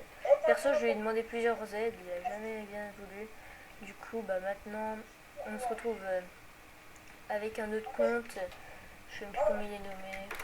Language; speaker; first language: French; native; French